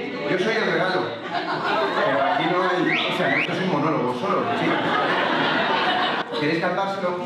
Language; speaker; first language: Spanish; native; Spanish